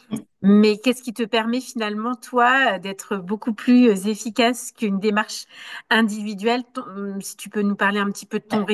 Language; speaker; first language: French; native; French